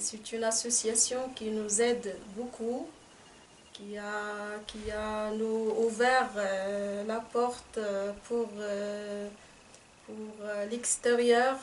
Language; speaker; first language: French; non-native, local second language; Arabic